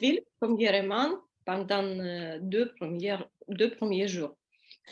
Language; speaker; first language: French; non-native, learner; Russian